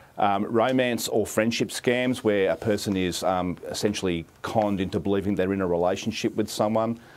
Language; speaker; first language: English; native; English